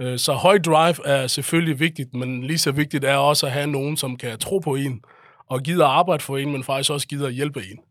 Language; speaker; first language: Danish; early bilingual, other home language; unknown